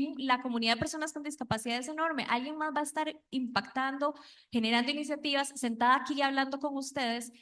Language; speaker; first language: Spanish; non-native, local second language; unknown